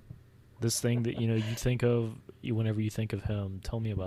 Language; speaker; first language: English; native; English